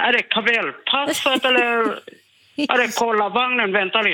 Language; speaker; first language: Swedish; non-native, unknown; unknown